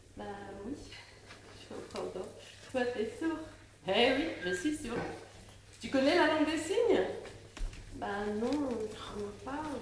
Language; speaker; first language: French; native; French